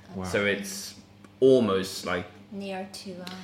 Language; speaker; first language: English; non-native, fluent; Arabic